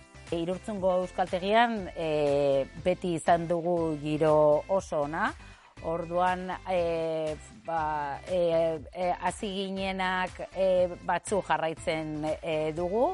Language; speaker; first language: Basque; non-native, learner; Spanish